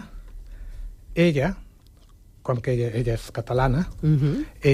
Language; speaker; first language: Catalan; non-native, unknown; Wolof